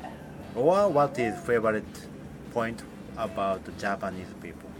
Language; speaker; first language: English; non-native, learner; Japanese